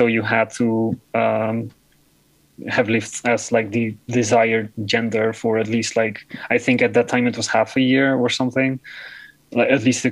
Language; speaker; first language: English; non-native, fluent; Dutch